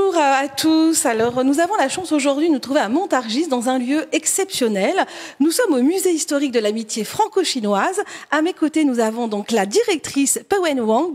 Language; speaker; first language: French; native; French